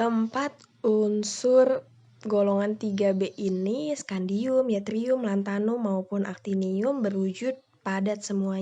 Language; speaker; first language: Indonesian; native; Indonesian